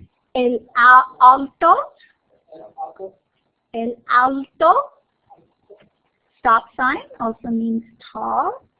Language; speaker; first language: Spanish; non-native, fluent; English